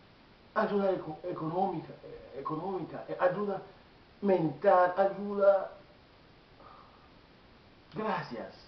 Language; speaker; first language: Spanish; non-native, learner; Haitian Creole